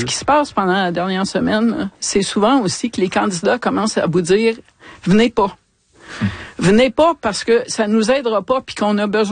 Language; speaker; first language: French; native; French